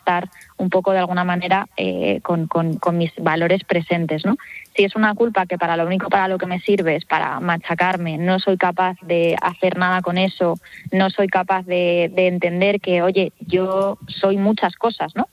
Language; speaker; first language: Spanish; native; Spanish